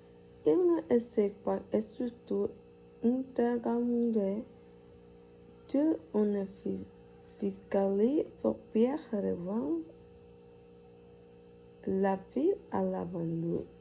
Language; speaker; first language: French; non-native, learner; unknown